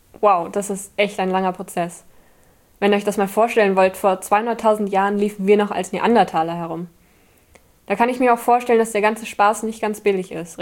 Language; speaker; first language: German; native; German